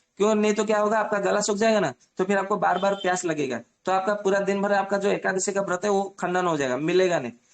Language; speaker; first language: Hindi; non-native, local second language; Odia